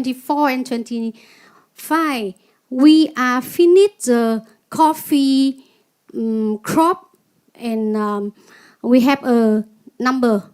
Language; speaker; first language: English; non-native, learner; Vietnamese